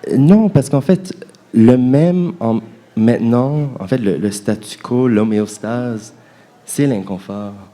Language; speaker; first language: French; native; French